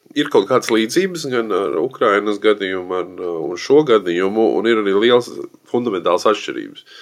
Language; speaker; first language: Latvian; native; Latvian